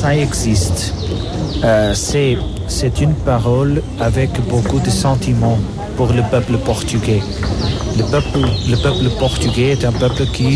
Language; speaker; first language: French; non-native, fluent; Portuguese